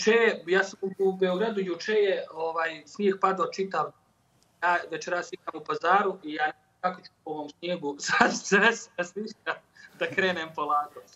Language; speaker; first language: Serbian; native; Serbian